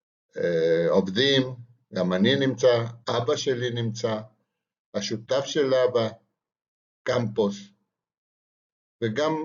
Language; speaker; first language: Hebrew; non-native, fluent; Spanish